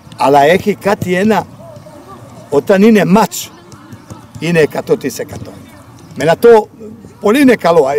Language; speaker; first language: Greek; non-native, learner; Bosnian